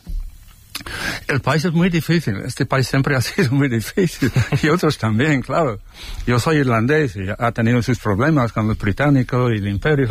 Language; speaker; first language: Spanish; non-native, fluent; English